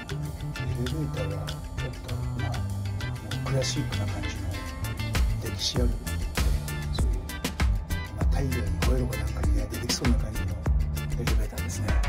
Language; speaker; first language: Japanese; native; Japanese